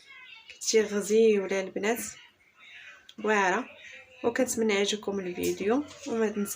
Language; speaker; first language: Arabic; native; Arabic